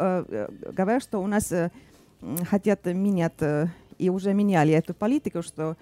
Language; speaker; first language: Russian; non-native, fluent; Finnish